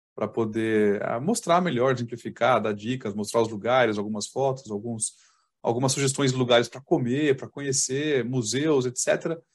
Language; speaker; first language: Portuguese; native; Portuguese